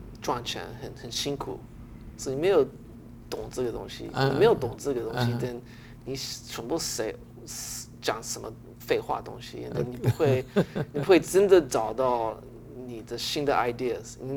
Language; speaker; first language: Chinese; early bilingual, heritage; English